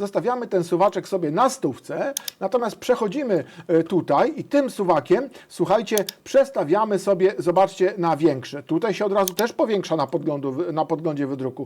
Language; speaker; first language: Polish; native; Polish